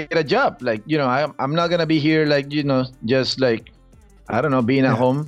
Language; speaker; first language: English; non-native, fluent; Spanish